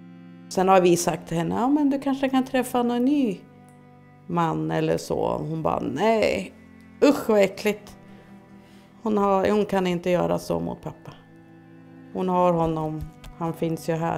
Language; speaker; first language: Swedish; early bilingual, other home language; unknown